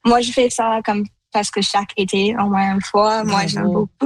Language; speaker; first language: French; non-native, local second language; Punjabi